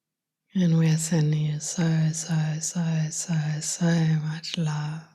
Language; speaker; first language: English; non-native, fluent; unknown